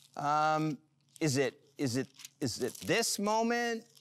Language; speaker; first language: English; native; English